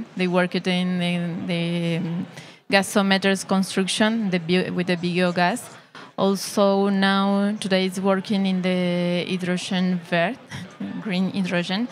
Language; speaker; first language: English; non-native, learner; Spanish